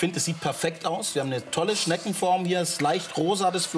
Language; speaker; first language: German; native; German